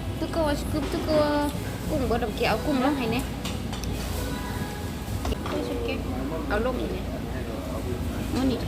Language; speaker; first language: Korean; non-native, learner; Thai